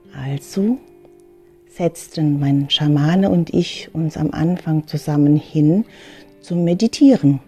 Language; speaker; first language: German; early bilingual, other home language; Filipino